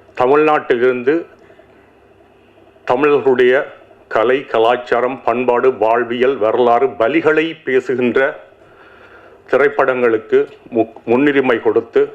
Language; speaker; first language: Tamil; native; Tamil